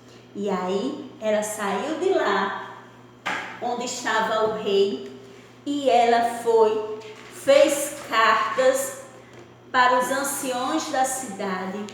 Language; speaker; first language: Portuguese; native; Portuguese